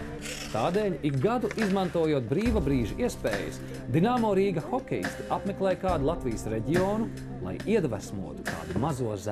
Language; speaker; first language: Latvian; native; Latvian